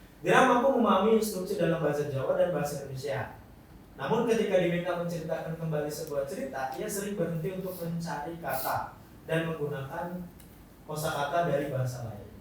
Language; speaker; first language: Indonesian; non-native, local second language; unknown